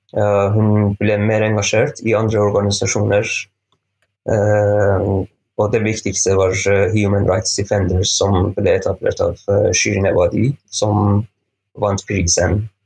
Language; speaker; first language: Norwegian; non-native, fluent; Persian